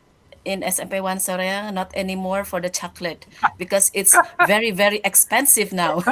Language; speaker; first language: English; non-native, learner; Indonesian